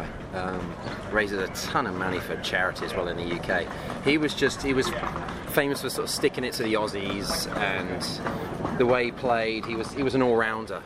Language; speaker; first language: English; native; English